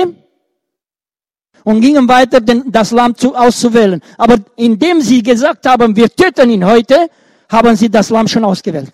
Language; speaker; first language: German; non-native, fluent; Romanian